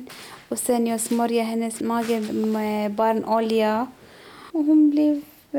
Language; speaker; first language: Swedish; non-native, learner; Arabic